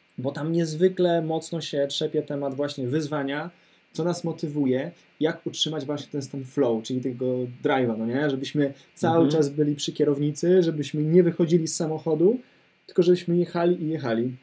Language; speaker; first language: Polish; native; Polish